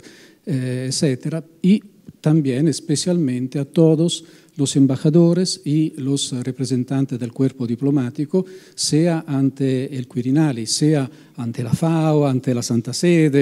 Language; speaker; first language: Spanish; non-native, fluent; Italian